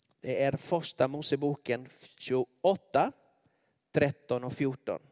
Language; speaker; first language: Swedish; non-native, fluent; Spanish